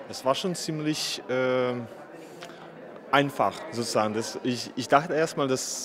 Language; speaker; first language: German; non-native, fluent; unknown